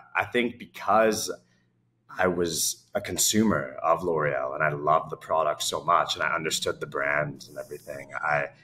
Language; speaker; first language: English; native; English